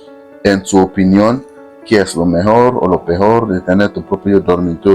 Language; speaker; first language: Spanish; non-native, fluent; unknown